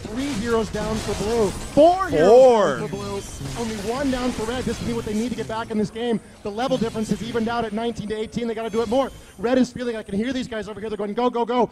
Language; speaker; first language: English; native; English